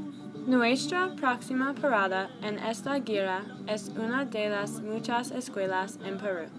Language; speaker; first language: Spanish; non-native, learner; English